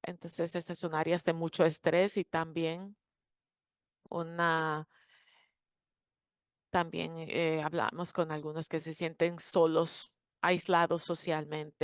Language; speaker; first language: Spanish; non-native, fluent; English